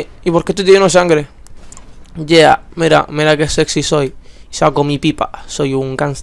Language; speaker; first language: Spanish; native; Spanish